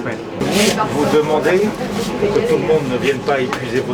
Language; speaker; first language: French; native; French